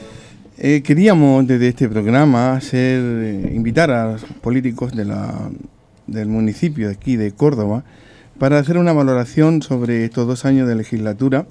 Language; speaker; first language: Spanish; native; Spanish